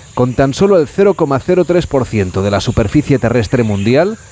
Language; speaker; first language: Spanish; native; Spanish